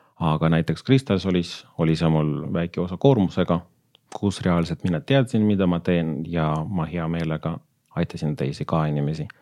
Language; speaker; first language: Estonian; non-native, local second language; Russian